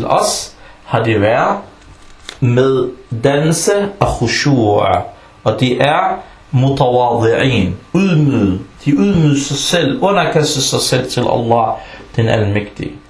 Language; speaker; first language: Danish; early bilingual, other home language; Arabic